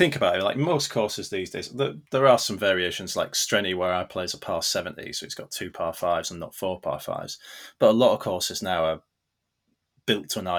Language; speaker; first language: English; native; English